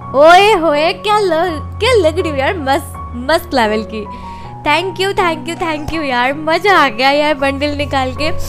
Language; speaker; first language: Hindi; non-native, local second language; Bangla